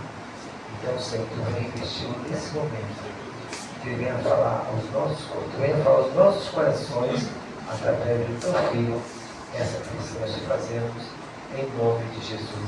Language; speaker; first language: Portuguese; native; Portuguese